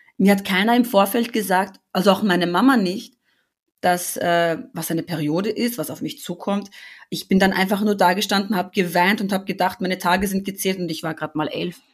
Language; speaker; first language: German; early bilingual, other home language; Albanian